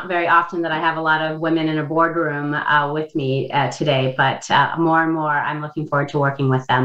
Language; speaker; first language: English; non-native, fluent; Indonesian